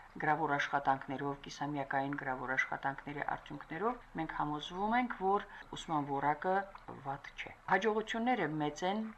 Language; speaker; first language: Armenian; native; Armenian